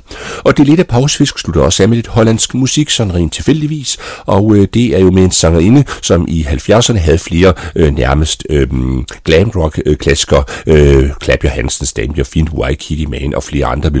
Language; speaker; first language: Danish; native; Danish